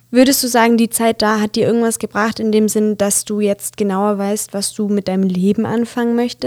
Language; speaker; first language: German; native; German